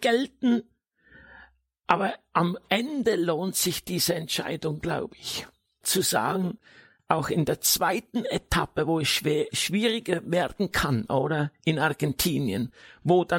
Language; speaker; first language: German; native; German